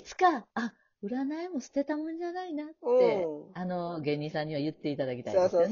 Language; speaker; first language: Japanese; native; Japanese